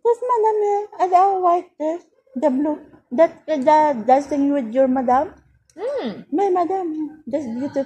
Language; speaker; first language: English; non-native, learner; Filipino